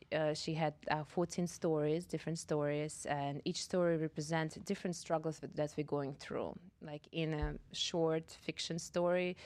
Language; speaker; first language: English; non-native, fluent; Russian